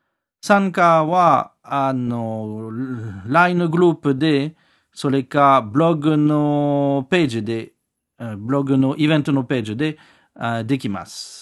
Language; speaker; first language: Japanese; non-native, learner; French